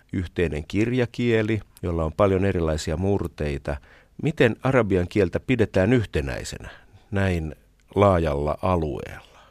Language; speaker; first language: Finnish; native; Finnish